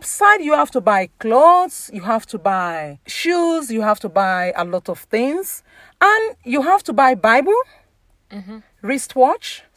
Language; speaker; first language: English; non-native, local second language; Yoruba